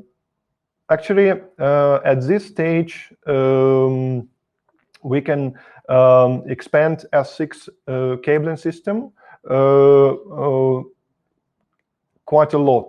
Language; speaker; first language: English; non-native, fluent; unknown